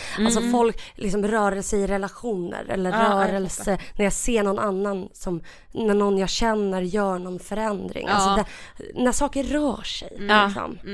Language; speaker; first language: Swedish; native; Swedish